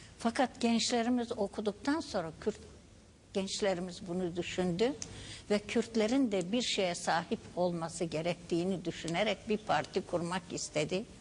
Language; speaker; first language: Turkish; non-native, local second language; Kurdish